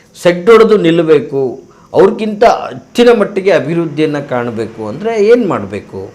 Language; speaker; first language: Kannada; native; Kannada